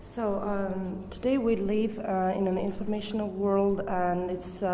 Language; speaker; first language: English; non-native, fluent; Georgian